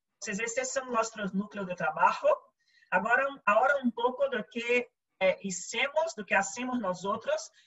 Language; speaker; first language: Spanish; non-native, local second language; Portuguese